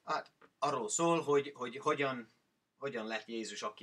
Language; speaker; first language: Hungarian; non-native, learner; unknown